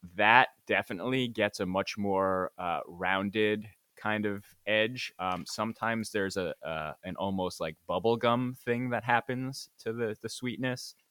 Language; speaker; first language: English; native; English